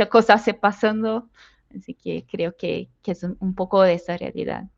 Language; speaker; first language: Spanish; non-native, fluent; Portuguese